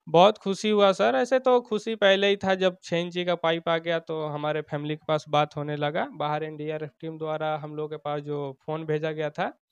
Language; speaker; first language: Hindi; native; Hindi